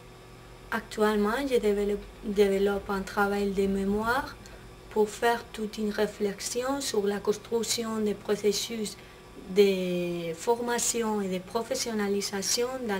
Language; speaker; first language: French; non-native, fluent; Spanish